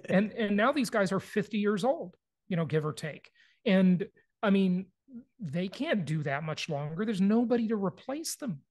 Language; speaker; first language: English; native; English